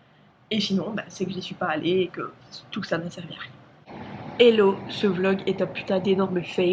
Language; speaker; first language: French; native; French